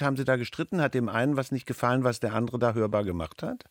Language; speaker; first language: German; native; German